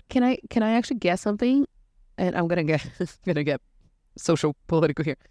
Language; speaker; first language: English; non-native, fluent; Portuguese